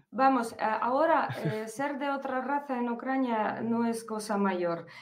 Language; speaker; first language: Spanish; non-native, fluent; Ukrainian